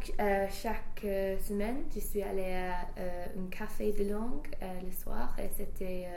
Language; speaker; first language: French; non-native, fluent; English